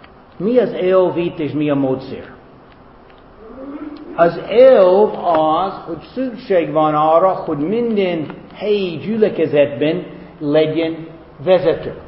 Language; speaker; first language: Hungarian; non-native, fluent; English